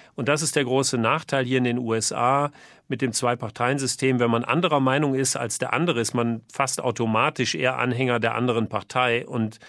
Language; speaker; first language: German; native; German